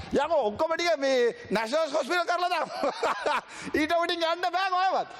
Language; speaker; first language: Sinhala; non-native, local second language; Tamil